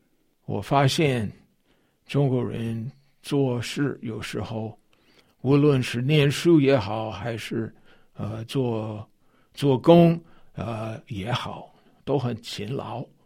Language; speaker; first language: Chinese; non-native, fluent; English